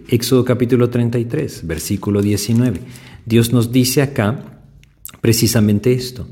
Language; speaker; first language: Spanish; native; Spanish